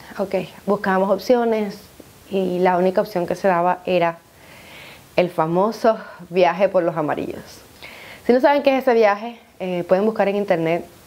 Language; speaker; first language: Spanish; native; Spanish